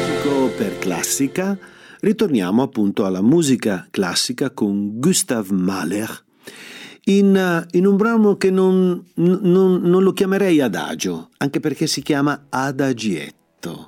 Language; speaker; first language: Italian; native; Italian